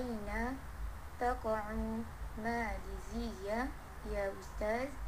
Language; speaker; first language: Arabic; non-native, learner; Malay